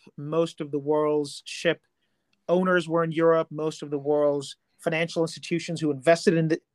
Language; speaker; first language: English; non-native, local second language; Hindi